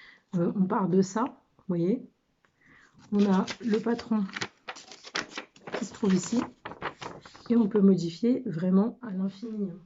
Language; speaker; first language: French; native; French